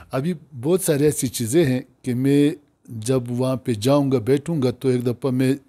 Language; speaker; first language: Urdu; non-native, local second language; Pashto